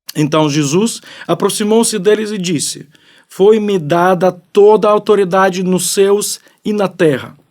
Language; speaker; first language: Portuguese; non-native, fluent; Ukrainian